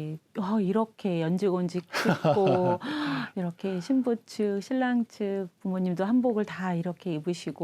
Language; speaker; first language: Korean; native; Korean